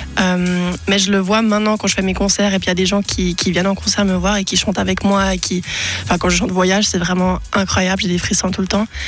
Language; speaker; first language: French; non-native, local second language; German